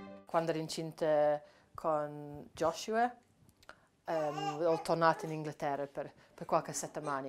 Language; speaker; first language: Italian; non-native, learner; English